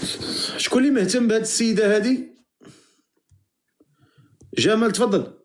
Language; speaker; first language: Arabic; native; Arabic